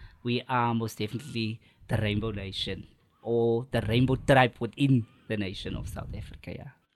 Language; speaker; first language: English; non-native, local second language; Afrikaans